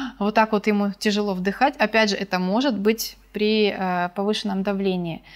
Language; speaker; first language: Russian; native; Russian